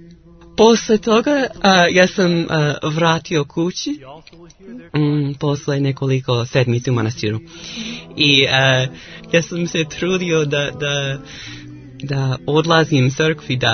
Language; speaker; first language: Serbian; non-native, learner; English